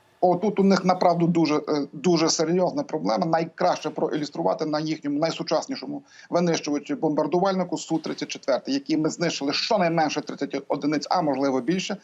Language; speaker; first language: Ukrainian; native; Ukrainian